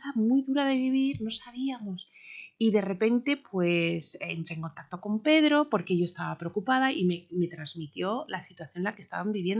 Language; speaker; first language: Spanish; native; Spanish